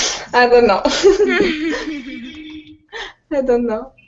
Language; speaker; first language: English; non-native, learner; Romanian